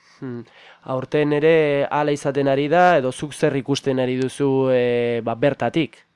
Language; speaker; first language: Basque; native; Basque